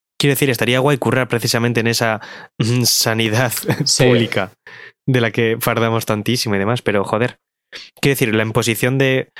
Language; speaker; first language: Spanish; native; Spanish